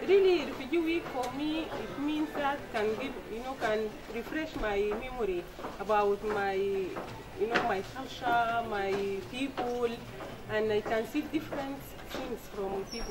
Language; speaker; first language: English; non-native, fluent; Arabic